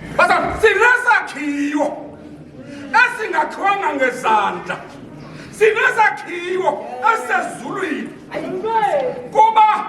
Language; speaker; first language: Zulu; non-native, local second language; Xhosa